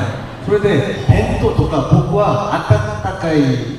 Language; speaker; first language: Japanese; non-native, learner; Korean